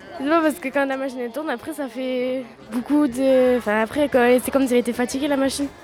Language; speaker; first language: French; native; French